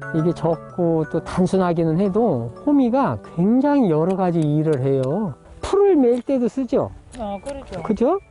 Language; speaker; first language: Korean; native; Korean